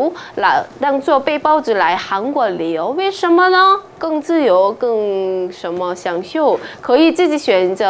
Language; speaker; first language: Chinese; non-native, fluent; Korean